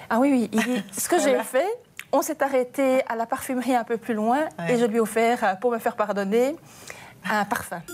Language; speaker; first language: French; native; French